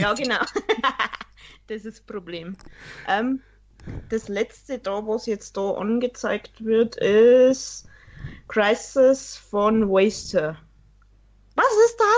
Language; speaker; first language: German; native; German